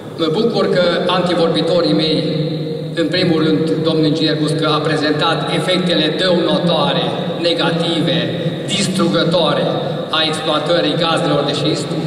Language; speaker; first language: Romanian; non-native, local second language; Hungarian